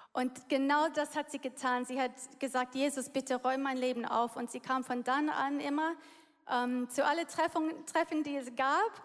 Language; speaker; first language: German; non-native, fluent; English